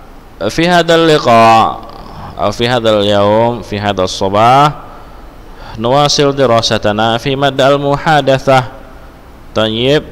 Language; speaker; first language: Arabic; non-native, fluent; Indonesian